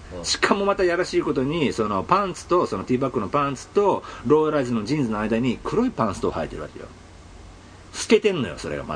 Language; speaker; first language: Japanese; native; Japanese